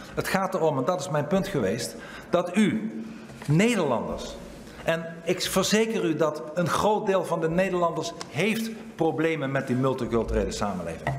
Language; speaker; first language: Dutch; native; Dutch